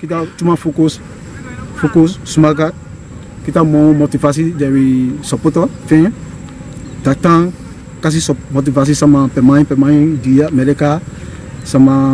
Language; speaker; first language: Indonesian; non-native, learner; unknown